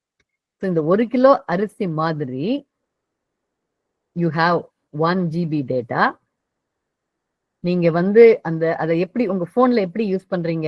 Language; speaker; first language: Tamil; native; Tamil